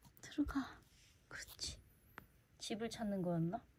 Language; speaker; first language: Korean; native; Korean